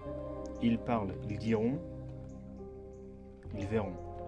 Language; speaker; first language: French; native; French